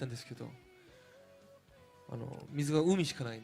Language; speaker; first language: Japanese; non-native, fluent; Korean